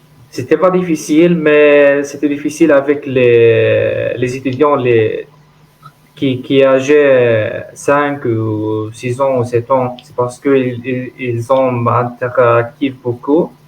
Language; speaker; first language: French; non-native, learner; Arabic